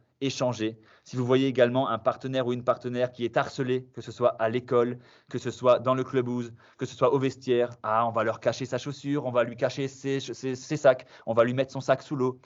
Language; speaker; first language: French; native; French